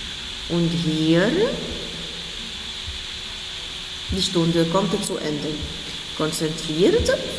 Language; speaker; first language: German; non-native, fluent; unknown